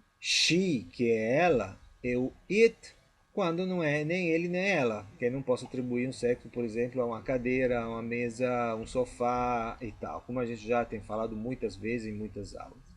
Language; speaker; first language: Portuguese; non-native, fluent; Italian